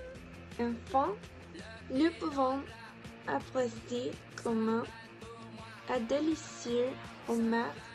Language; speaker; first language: French; non-native, learner; Spanish